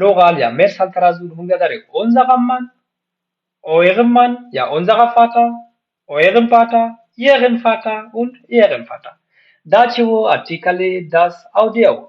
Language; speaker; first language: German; non-native, fluent; Pashto